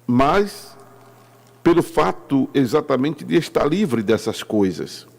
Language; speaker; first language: Portuguese; native; Portuguese